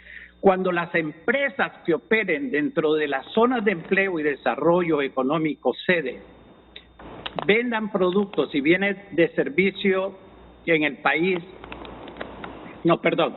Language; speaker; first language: Spanish; native; Spanish